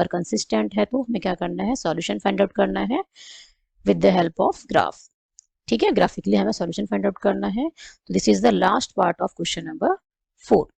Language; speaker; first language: Hindi; native; Hindi